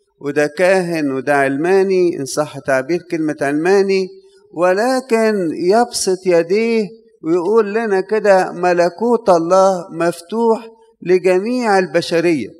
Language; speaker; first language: Arabic; native; Arabic